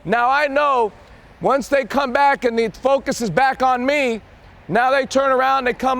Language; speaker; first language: English; native; English